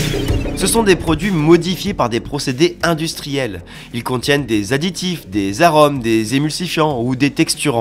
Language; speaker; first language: French; native; French